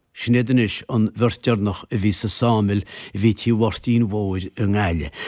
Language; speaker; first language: Irish; native; Irish